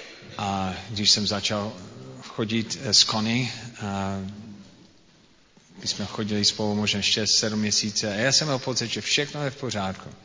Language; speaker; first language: Czech; non-native, fluent; English